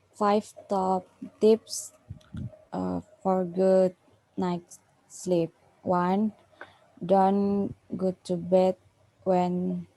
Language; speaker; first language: English; non-native, learner; Indonesian